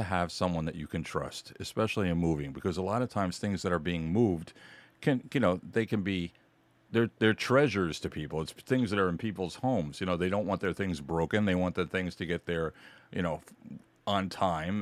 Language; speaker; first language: English; native; English